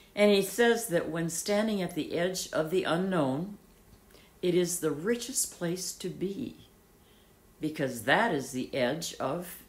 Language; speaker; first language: English; native; English